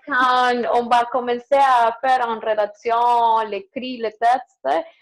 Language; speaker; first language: French; non-native, learner; Spanish